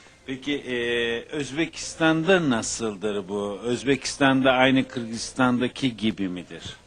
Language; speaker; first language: Turkish; native; Turkish